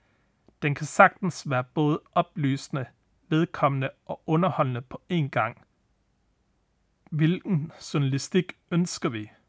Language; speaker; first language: Danish; native; Danish